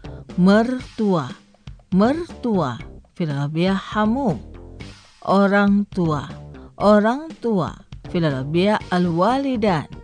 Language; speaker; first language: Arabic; non-native, fluent; Indonesian